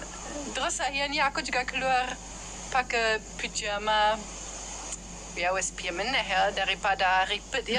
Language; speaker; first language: Indonesian; non-native, fluent; German